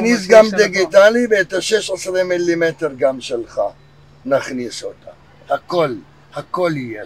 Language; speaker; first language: Hebrew; early bilingual, other home language; Arabic